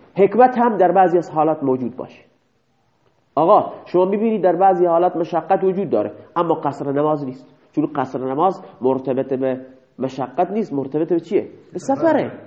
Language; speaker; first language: Persian; native; Persian